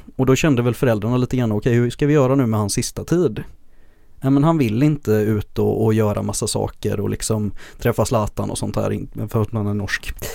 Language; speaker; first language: Swedish; native; Swedish